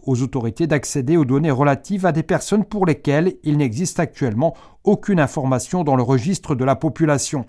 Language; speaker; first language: French; native; French